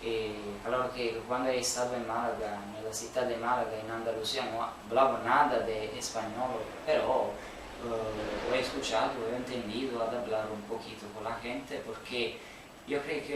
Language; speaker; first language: Spanish; non-native, learner; Italian